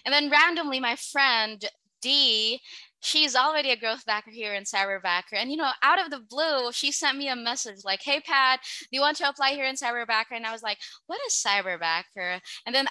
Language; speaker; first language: English; non-native, local second language; Filipino